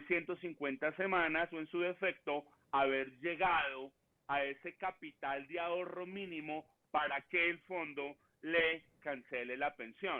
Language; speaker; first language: Spanish; native; Spanish